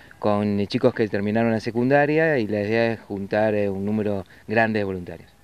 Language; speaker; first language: Spanish; native; Spanish